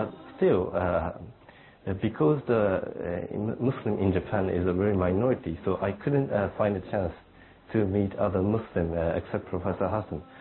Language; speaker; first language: English; non-native, fluent; Japanese